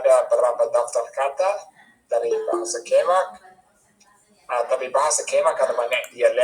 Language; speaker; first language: Indonesian; non-native, fluent; English